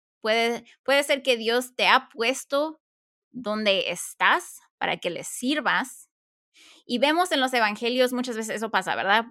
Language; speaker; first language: Spanish; early bilingual, heritage; Spanish